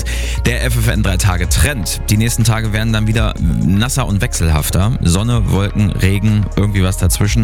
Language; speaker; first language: German; native; German